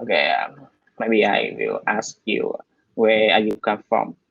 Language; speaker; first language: English; non-native, learner; Vietnamese